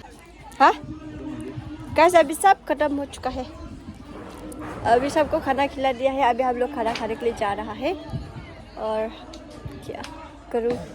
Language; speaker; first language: Hindi; non-native, local second language; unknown